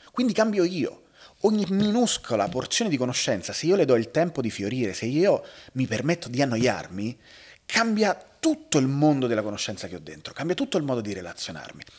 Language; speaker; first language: Italian; native; Italian